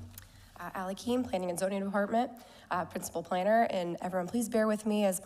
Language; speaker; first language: English; native; English